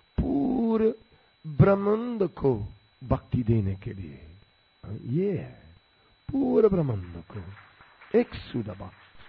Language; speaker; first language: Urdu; non-native, learner; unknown